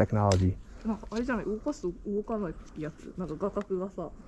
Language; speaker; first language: Japanese; native; Japanese